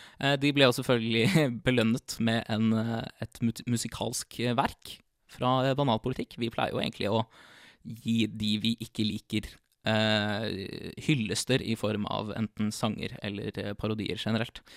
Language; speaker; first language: Norwegian; native; Norwegian